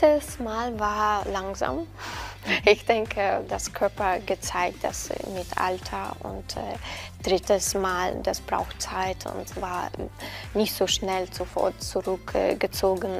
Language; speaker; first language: German; non-native, learner; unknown